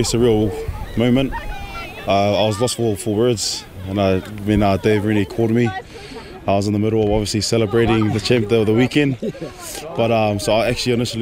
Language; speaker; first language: English; native; English